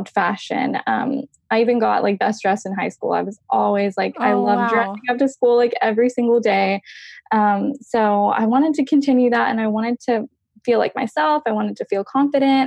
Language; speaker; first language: English; native; English